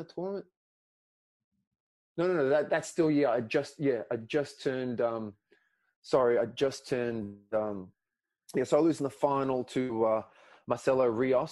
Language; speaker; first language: English; non-native, local second language; Greek